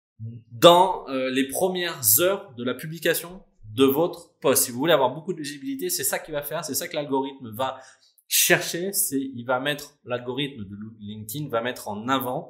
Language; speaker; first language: French; native; French